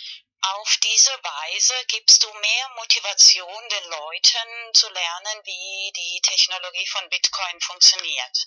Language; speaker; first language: German; non-native, fluent; Spanish